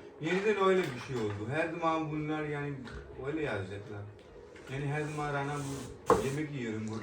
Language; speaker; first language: Turkish; non-native, learner; Urdu